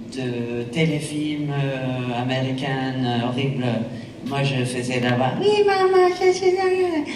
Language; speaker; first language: French; non-native, fluent; Italian